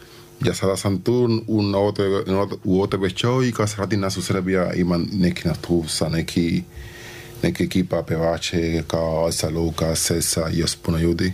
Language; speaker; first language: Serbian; non-native, learner; Spanish